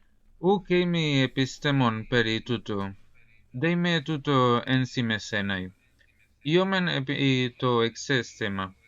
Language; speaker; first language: Greek; non-native, fluent; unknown